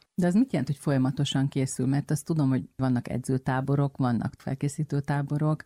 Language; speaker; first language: Hungarian; native; Hungarian